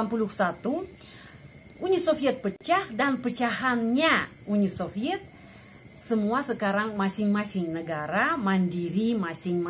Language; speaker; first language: Indonesian; non-native, fluent; Russian